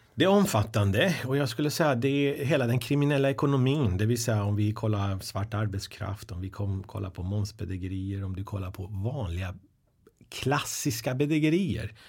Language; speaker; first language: Swedish; early bilingual, other home language; Persian